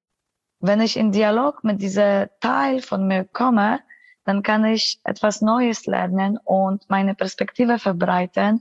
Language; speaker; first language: German; non-native, fluent; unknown